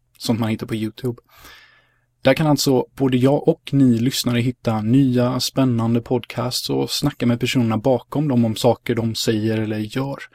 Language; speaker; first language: Swedish; early bilingual, other home language; Hungarian